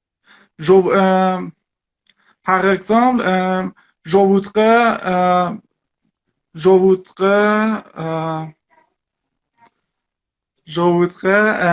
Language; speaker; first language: French; non-native, learner; Persian